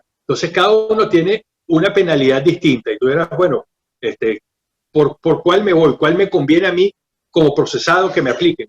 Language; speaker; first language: Spanish; native; Spanish